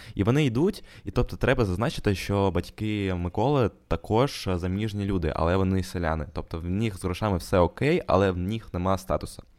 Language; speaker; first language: Ukrainian; native; Ukrainian